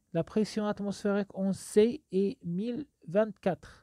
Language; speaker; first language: French; non-native, local second language; Arabic